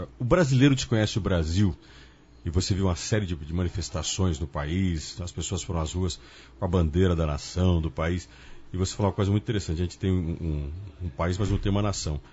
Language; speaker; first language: Portuguese; native; Portuguese